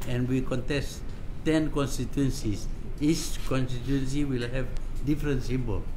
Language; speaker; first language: English; non-native, local second language; Malay